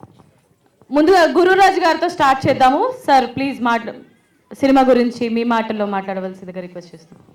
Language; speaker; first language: Telugu; native; Telugu